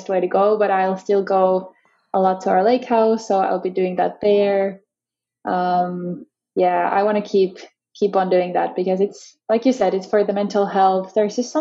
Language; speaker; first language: English; non-native, fluent; Finnish